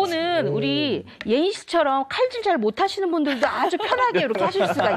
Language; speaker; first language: Korean; native; Korean